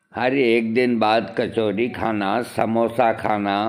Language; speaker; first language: Hindi; native; Hindi